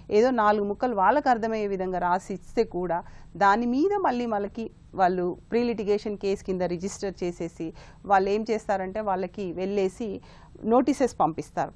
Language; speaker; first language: Telugu; native; Telugu